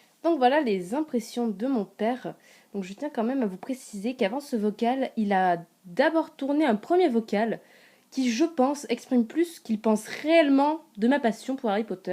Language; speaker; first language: French; native; French